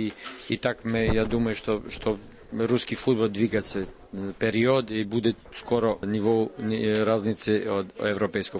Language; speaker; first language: Russian; non-native, learner; Serbian